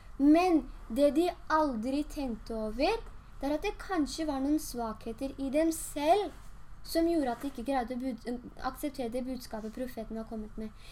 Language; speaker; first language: Norwegian; early bilingual, other home language; Urdu